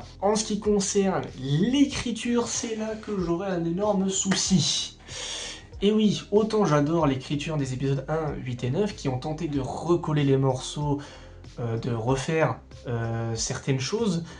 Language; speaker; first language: French; native; French